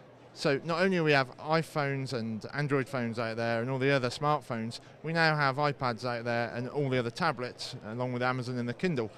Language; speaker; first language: English; native; English